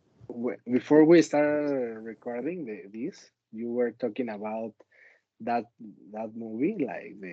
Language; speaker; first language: English; non-native, learner; Spanish